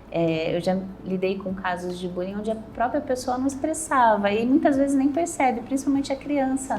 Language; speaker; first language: Portuguese; native; Portuguese